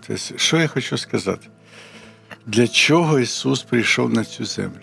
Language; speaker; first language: Ukrainian; non-native, local second language; Russian